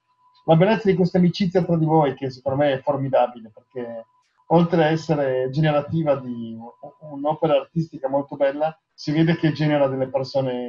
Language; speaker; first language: Italian; native; Italian